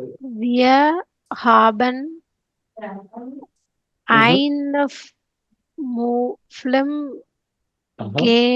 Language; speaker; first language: German; non-native, learner; Tamil